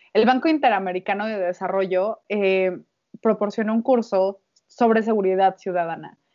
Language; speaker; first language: Spanish; native; Spanish